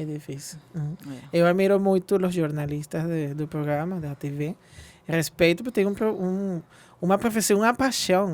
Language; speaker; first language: Portuguese; non-native, fluent; Spanish